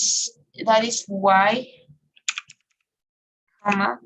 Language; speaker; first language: English; non-native, fluent; Spanish